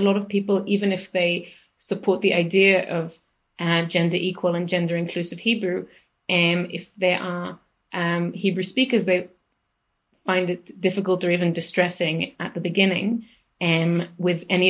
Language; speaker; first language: English; native; English